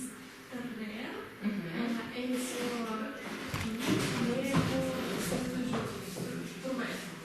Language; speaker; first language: French; non-native, learner; Russian